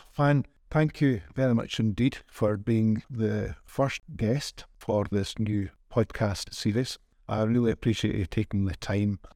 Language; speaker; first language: English; non-native, fluent; Spanish